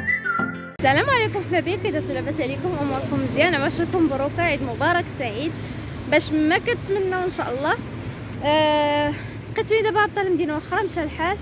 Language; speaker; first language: Arabic; native; Arabic